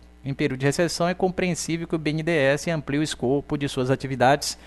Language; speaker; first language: Portuguese; native; Portuguese